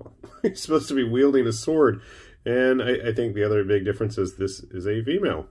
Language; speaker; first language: English; native; English